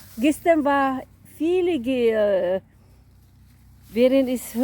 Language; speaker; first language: German; non-native, learner; Filipino